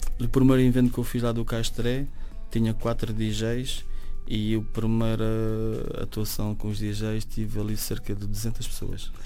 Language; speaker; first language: Portuguese; native; Portuguese